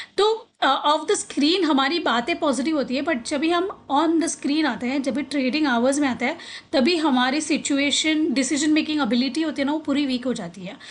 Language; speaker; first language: Hindi; non-native, local second language; Marathi